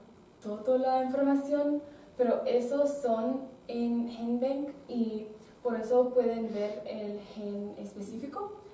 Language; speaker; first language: Spanish; non-native, learner; English